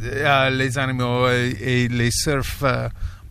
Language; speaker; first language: French; non-native, learner; English